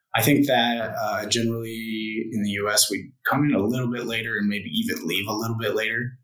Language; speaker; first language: English; native; English